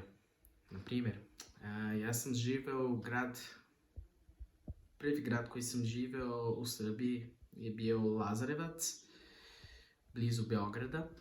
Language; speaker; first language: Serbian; non-native, learner; Portuguese